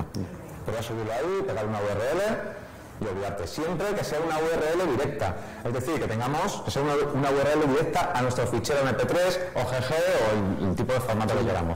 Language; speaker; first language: Spanish; native; Spanish